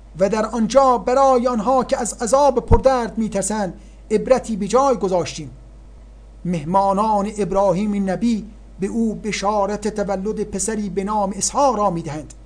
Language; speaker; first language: Persian; native; Persian